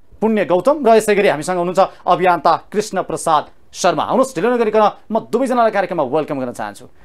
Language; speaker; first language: Nepali; native; Nepali